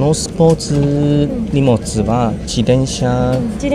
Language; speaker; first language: Japanese; non-native, learner; Chinese